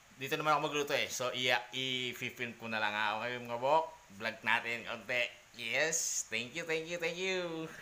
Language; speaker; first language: Filipino; non-native, local second language; Cebuano